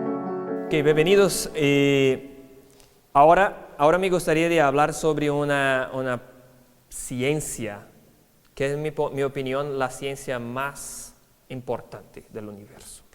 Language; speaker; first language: Spanish; non-native, fluent; Portuguese